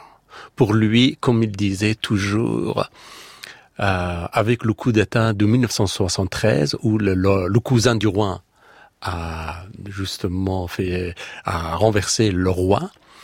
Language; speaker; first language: French; non-native, fluent; Persian